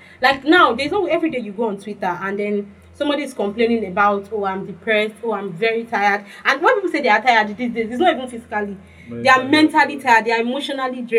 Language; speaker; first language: English; non-native, local second language; Yoruba